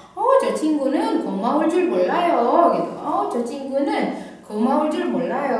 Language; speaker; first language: Korean; non-native, fluent; Indonesian